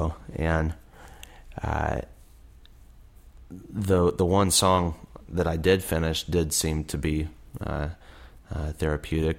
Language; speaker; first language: English; native; English